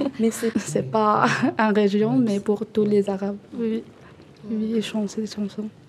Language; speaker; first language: French; non-native, local second language; Arabic